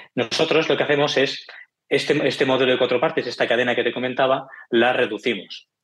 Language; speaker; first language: Spanish; native; Spanish